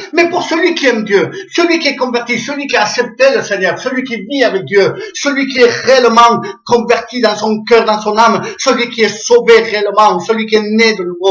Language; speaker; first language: French; native; French